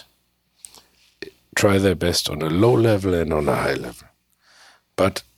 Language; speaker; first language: English; non-native, fluent; German